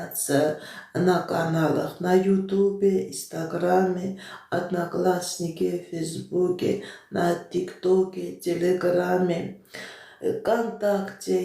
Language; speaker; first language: Russian; non-native, fluent; Armenian